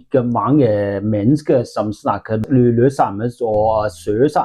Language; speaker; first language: Norwegian; non-native, learner; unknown